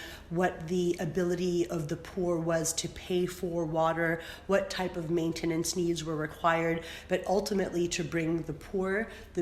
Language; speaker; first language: English; early bilingual, other home language; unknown